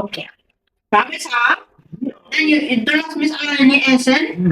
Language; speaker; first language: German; non-native, learner; Filipino